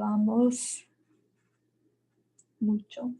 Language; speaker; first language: Spanish; non-native, fluent; English